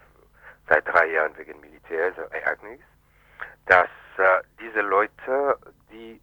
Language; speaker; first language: German; non-native, fluent; Haitian Creole